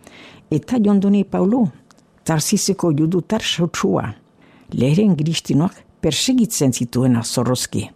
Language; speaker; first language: Basque; native; Basque